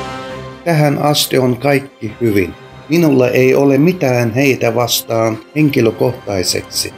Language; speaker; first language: Finnish; non-native, fluent; Turkish